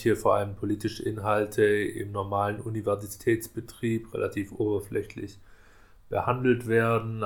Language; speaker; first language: German; native; German